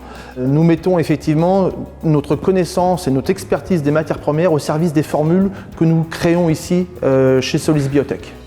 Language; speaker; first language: French; native; French